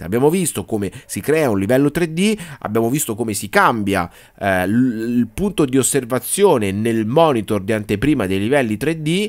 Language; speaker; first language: Italian; native; Italian